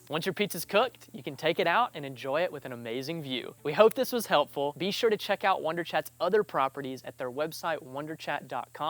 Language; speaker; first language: English; native; English